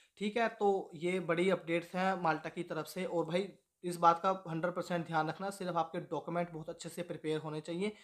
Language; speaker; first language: Hindi; native; Hindi